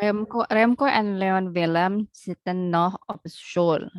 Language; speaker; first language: Dutch; non-native, learner; Indonesian